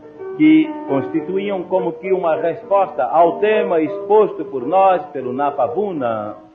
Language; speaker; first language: Portuguese; native; Portuguese